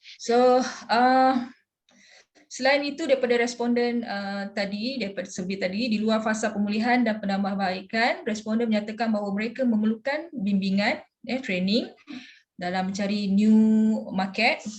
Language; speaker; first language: Malay; native; Malay